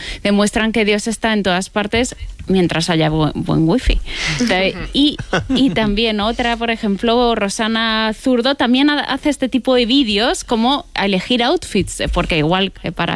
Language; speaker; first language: Spanish; native; Spanish